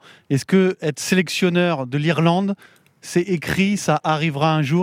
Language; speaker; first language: French; native; French